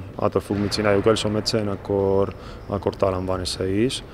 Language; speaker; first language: Hungarian; non-native, learner; Spanish